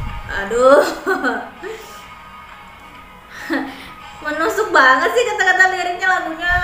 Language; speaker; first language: Indonesian; native; Indonesian